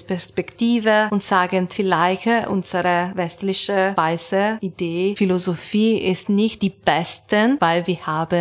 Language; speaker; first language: German; non-native, learner; Italian